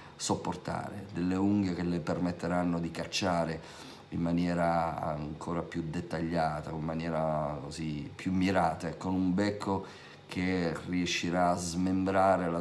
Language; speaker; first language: Italian; native; Italian